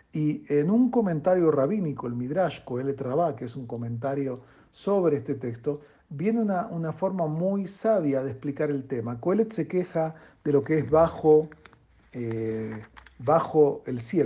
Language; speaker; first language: Spanish; native; Spanish